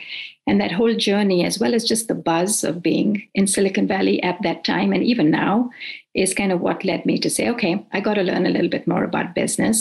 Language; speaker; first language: English; non-native, local second language; Hindi